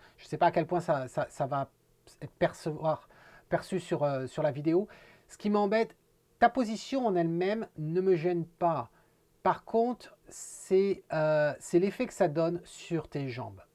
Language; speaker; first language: French; native; French